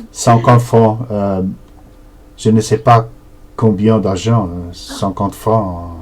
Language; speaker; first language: French; non-native, learner; Portuguese